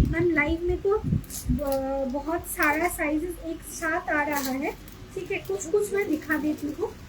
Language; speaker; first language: Hindi; non-native, local second language; Bangla